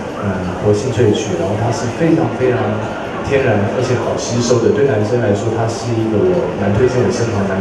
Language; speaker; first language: Chinese; native; Chinese